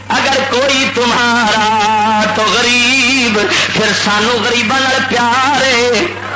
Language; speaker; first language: Urdu; native; Urdu